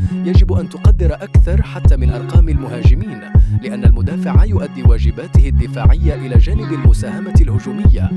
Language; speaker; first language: Arabic; native; Arabic